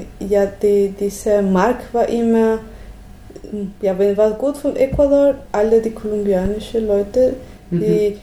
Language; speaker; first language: German; non-native, learner; Spanish